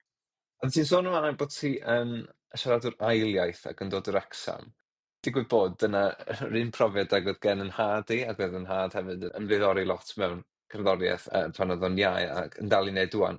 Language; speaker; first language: Welsh; native; Welsh